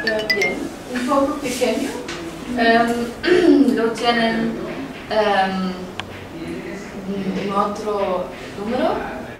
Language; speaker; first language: Spanish; non-native, learner; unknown